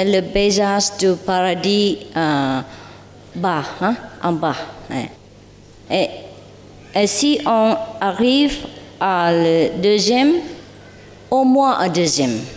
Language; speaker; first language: French; non-native, learner; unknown